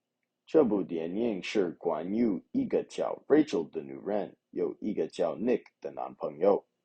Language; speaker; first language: Chinese; non-native, learner; English